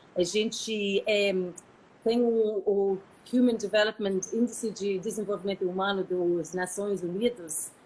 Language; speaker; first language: Portuguese; non-native, fluent; English